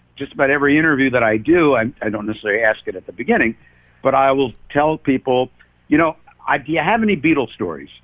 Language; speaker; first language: English; native; English